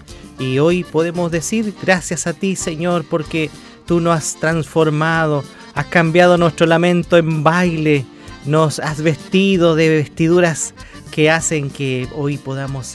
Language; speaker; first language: Spanish; native; Spanish